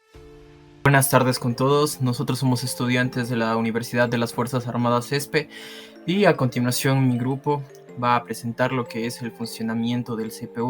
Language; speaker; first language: Spanish; native; Spanish